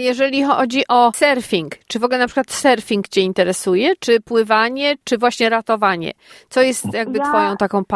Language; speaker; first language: Polish; native; Polish